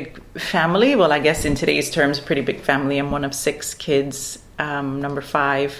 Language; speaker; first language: English; native; English